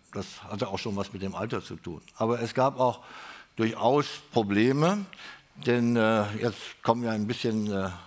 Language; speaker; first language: German; native; German